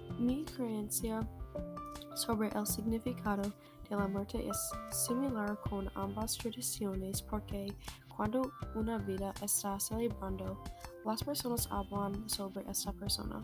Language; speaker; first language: Spanish; non-native, learner; English